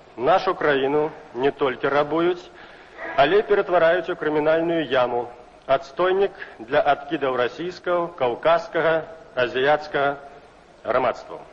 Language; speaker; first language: Belarusian; native; Belarusian